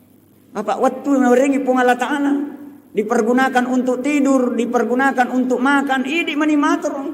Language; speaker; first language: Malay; non-native, local second language; Buginese